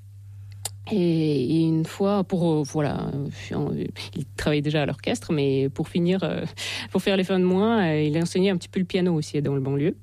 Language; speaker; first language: French; non-native, fluent; Russian